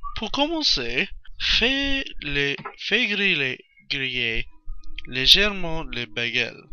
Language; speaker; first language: French; non-native, learner; English